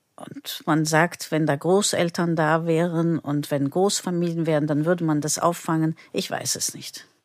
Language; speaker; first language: German; non-native, fluent; Turkish